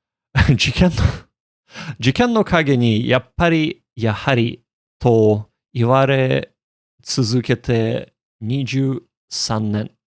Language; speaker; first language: Japanese; non-native, learner; English